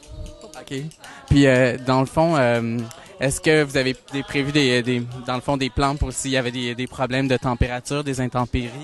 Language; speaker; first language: French; native; French